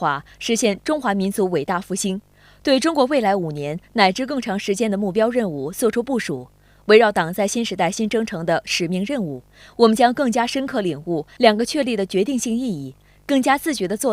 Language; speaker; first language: Chinese; native; Chinese